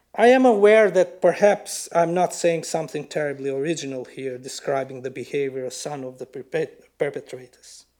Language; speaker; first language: English; non-native, fluent; Albanian